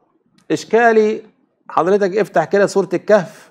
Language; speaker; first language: Arabic; native; Arabic